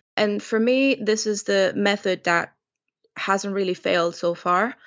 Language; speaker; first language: English; non-native, fluent; Romanian